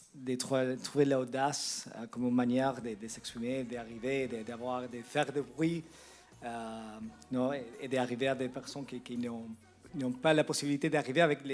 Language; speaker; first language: French; non-native, learner; Spanish